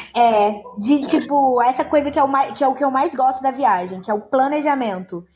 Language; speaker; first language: Portuguese; native; Portuguese